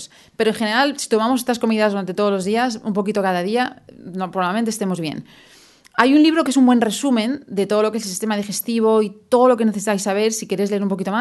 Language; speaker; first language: Spanish; native; Spanish